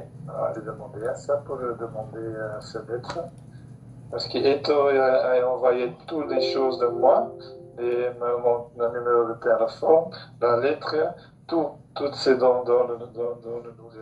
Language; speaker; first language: French; non-native, local second language; Dutch